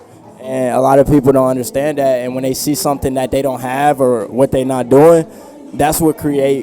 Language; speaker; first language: English; native; English